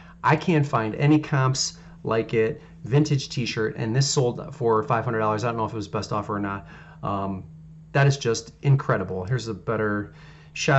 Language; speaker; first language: English; native; English